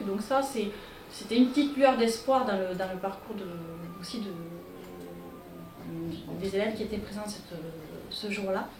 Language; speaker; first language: French; native; French